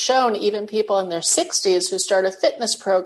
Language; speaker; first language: English; native; English